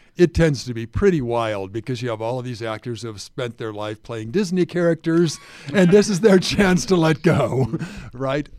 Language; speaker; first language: English; native; English